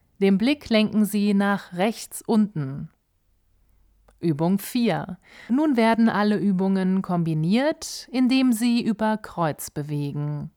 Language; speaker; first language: German; native; German